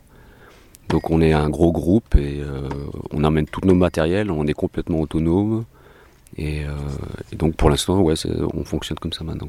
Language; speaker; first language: French; native; French